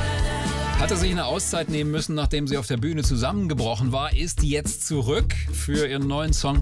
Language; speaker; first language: German; native; German